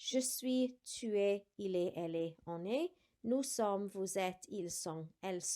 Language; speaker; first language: French; non-native, fluent; Welsh